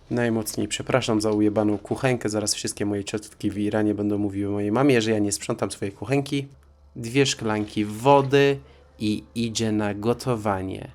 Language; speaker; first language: Polish; non-native, fluent; Persian